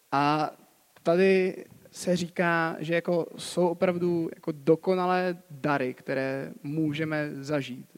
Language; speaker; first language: Czech; native; Czech